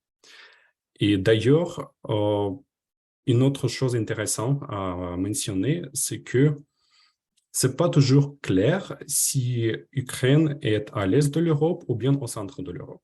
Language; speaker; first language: French; non-native, fluent; Ukrainian